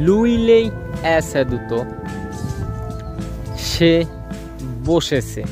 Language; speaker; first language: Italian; non-native, learner; Bangla